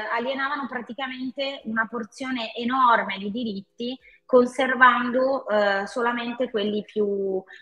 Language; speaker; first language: Italian; native; Italian